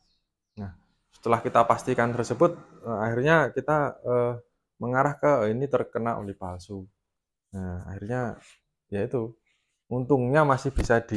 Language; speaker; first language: Indonesian; native; Indonesian